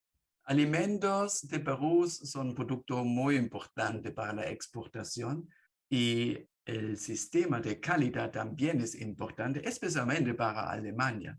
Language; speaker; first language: Spanish; non-native, fluent; German